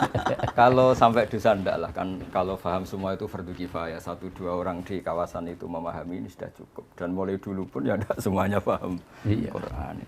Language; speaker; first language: Indonesian; native; Indonesian